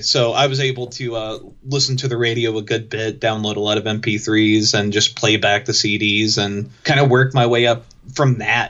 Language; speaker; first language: English; native; English